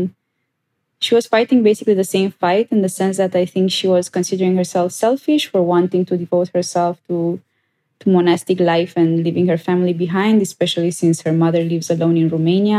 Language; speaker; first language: English; non-native, fluent; Romanian